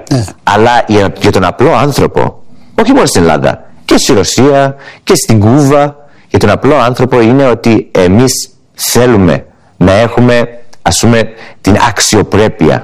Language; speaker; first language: Greek; early bilingual, heritage; English